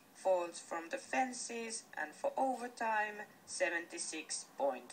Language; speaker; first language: English; non-native, fluent; Finnish